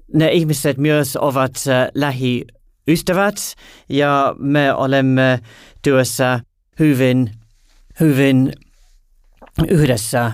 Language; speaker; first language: Finnish; non-native, learner; English